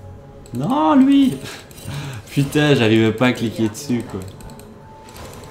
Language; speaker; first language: French; native; French